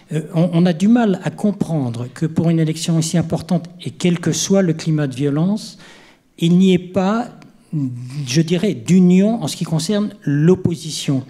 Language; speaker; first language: French; native; French